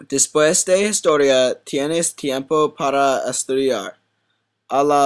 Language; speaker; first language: Spanish; non-native, learner; English